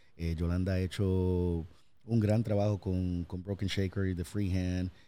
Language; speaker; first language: Spanish; native; Spanish